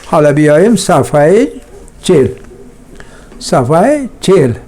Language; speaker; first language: Persian; non-native, fluent; Kashmiri